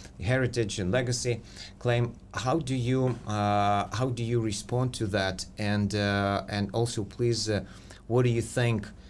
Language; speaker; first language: English; non-native, fluent; Ukrainian